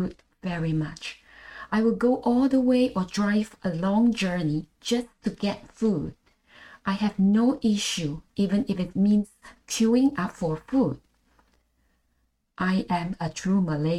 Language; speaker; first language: English; non-native, local second language; Malay